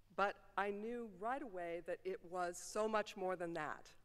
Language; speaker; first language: English; native; English